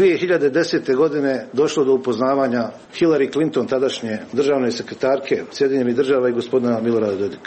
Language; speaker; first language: Croatian; native; Croatian